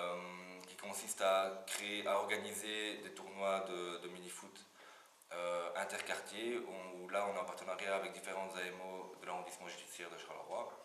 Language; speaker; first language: French; native; French